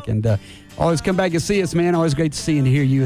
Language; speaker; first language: English; native; English